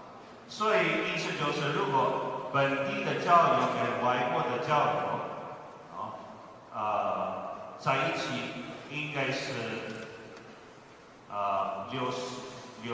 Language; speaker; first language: Chinese; non-native, fluent; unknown